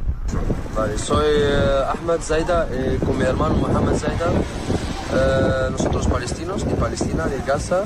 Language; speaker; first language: Spanish; non-native, learner; Arabic